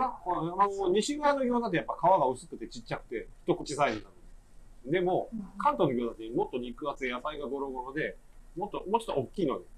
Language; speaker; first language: Japanese; native; Japanese